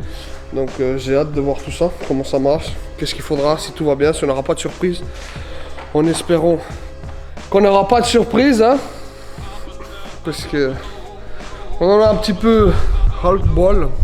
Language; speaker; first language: French; native; French